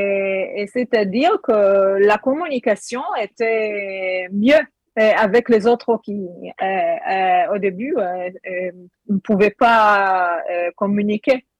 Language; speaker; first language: French; non-native, learner; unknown